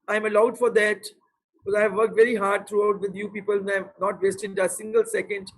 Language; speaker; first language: English; non-native, local second language; Urdu